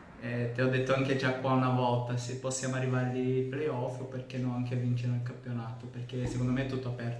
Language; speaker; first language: Italian; non-native, fluent; Portuguese